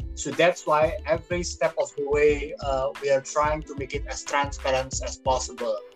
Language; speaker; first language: English; non-native, fluent; Indonesian